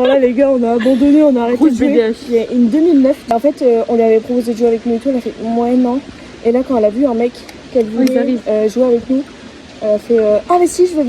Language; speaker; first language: French; native; French